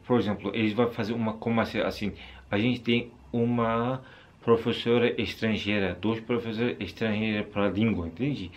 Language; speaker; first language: Portuguese; non-native, learner; Turkish